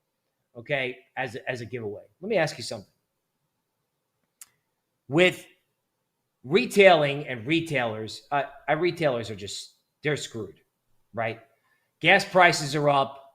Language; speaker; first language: English; native; English